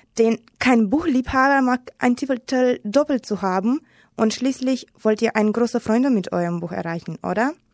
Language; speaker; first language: German; non-native, fluent; Romanian